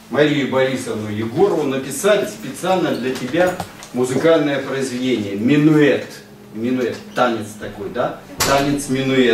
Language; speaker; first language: Russian; native; Russian